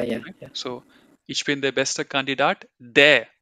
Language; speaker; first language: German; non-native, fluent; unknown